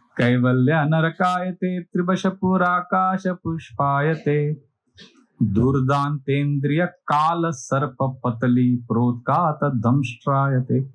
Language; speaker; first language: Hindi; non-native, local second language; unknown